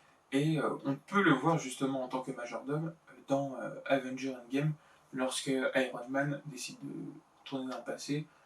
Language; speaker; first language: French; native; French